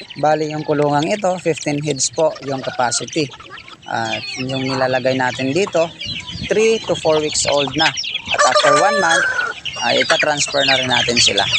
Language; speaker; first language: Filipino; non-native, local second language; Cebuano